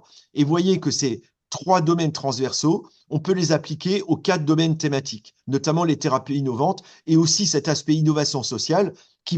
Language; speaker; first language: French; native; French